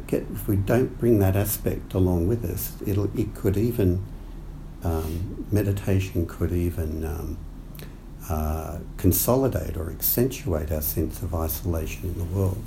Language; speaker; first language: English; native; English